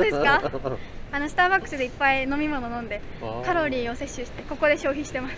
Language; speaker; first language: Japanese; native; Japanese